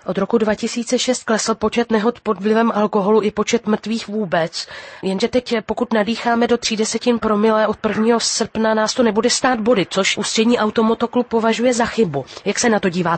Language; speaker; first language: Czech; native; Czech